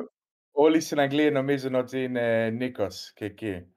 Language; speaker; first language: Greek; early bilingual, heritage; English